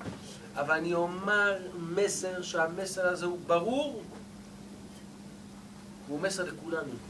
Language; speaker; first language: Hebrew; native; Hebrew